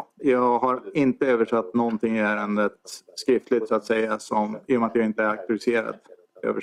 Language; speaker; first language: Swedish; native; Swedish